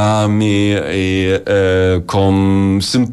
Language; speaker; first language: Portuguese; non-native, learner; German